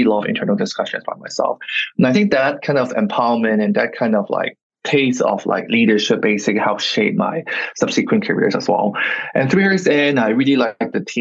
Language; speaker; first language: English; non-native, local second language; Cantonese